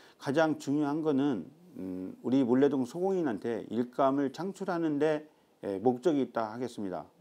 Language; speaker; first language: Korean; native; Korean